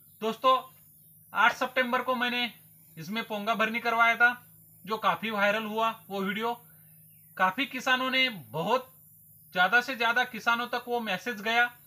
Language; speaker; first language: Hindi; non-native, local second language; Marathi